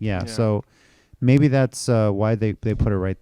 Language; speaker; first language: English; native; English